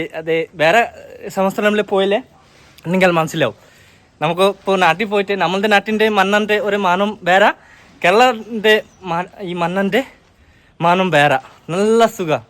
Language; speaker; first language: Malayalam; non-native, local second language; Bangla